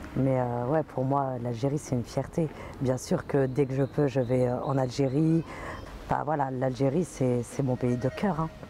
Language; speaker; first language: French; native; French